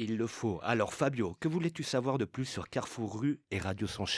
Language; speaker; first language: French; native; French